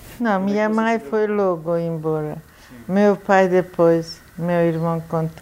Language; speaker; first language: Portuguese; non-native, fluent; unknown